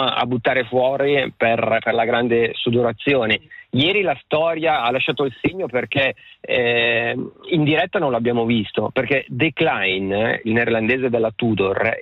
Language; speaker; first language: Italian; native; Italian